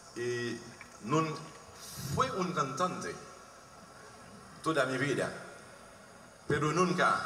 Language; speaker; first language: Spanish; non-native, learner; Haitian Creole